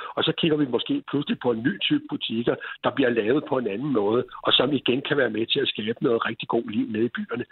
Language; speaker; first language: Danish; native; Danish